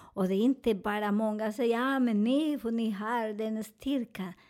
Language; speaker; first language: Swedish; non-native, learner; Spanish